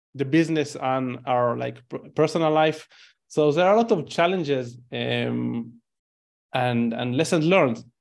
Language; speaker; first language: English; non-native, fluent; Hebrew